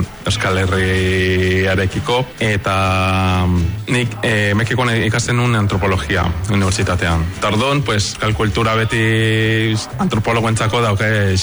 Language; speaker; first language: Basque; non-native, fluent; Spanish